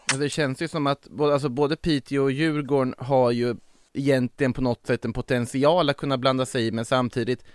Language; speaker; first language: Swedish; native; Swedish